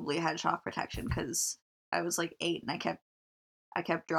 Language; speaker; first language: English; native; English